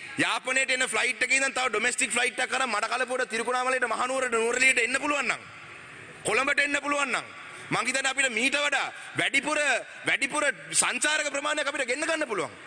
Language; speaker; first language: Sinhala; non-native, local second language; Tamil